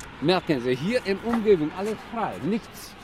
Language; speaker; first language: German; non-native, learner; Tajik